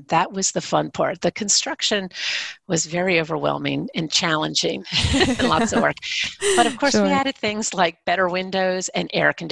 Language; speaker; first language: English; native; English